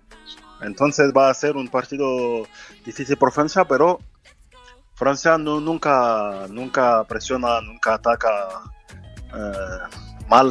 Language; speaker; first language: Spanish; non-native, fluent; French